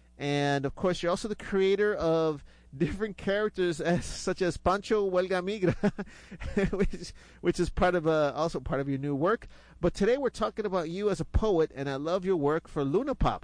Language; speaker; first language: English; early bilingual, other home language; Spanish